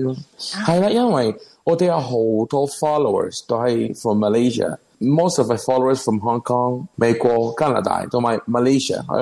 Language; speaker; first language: Cantonese; non-native, learner; Spanish